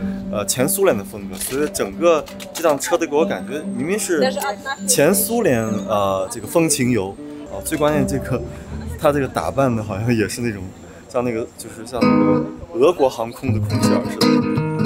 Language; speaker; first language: Chinese; native; Chinese